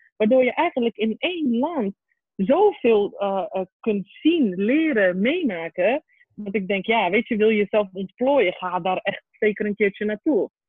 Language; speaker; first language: Dutch; early bilingual, other home language; Persian